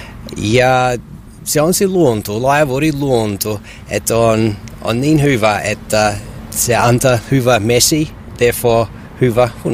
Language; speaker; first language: Finnish; non-native, learner; English